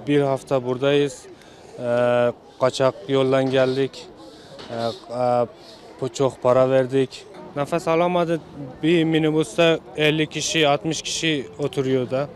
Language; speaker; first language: Turkish; non-native, learner; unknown